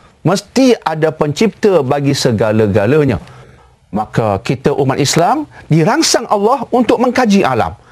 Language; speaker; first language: Malay; native; Malay